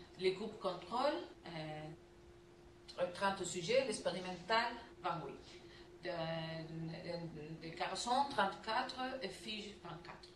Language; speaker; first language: French; non-native, learner; Spanish